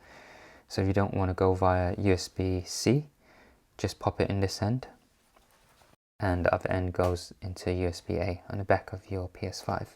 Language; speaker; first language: English; native; English